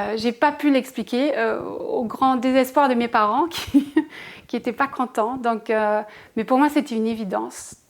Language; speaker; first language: French; non-native, fluent; German